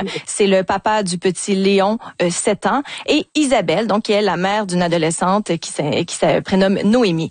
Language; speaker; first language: French; native; French